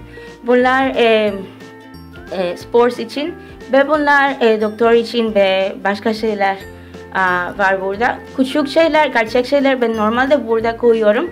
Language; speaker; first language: Turkish; early bilingual, heritage; Turkish